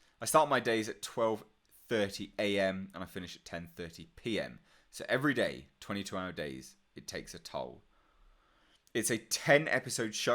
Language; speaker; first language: English; native; English